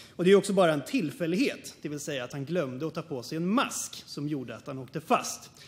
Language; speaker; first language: Swedish; native; Swedish